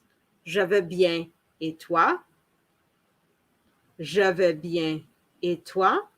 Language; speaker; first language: French; non-native, learner; English